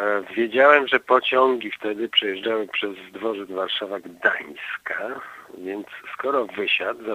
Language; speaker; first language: Polish; native; Polish